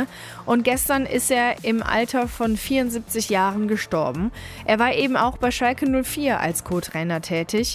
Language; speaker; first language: German; native; German